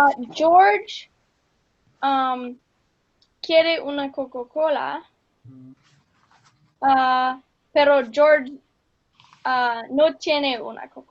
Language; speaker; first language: Spanish; non-native, learner; English